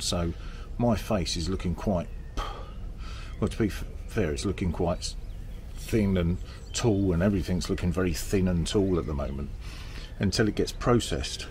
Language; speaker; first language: English; native; English